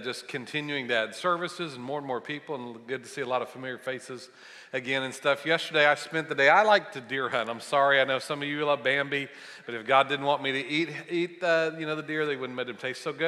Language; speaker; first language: English; native; English